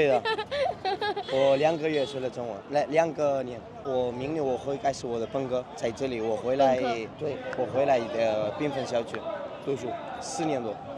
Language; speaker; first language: Chinese; non-native, learner; Spanish